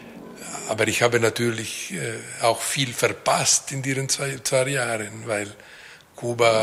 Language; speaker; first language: German; non-native, local second language; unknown